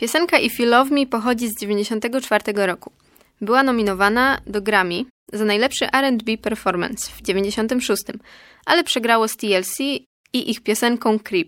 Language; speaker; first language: Polish; native; Polish